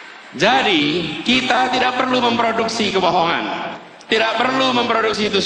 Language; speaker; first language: Indonesian; native; Indonesian